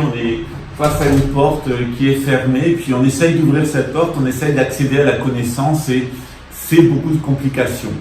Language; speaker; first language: French; native; French